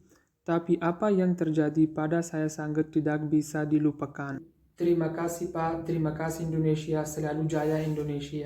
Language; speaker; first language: Indonesian; non-native, fluent; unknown